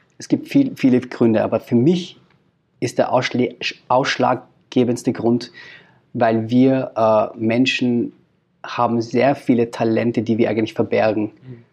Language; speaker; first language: German; early bilingual, other home language; Filipino